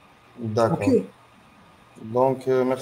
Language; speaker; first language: French; non-native, local second language; Arabic